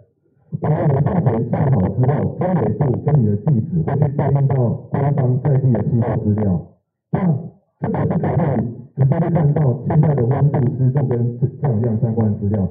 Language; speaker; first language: Chinese; native; Chinese